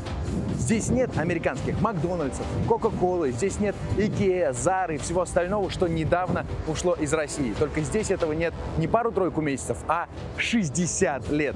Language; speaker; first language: Russian; native; Russian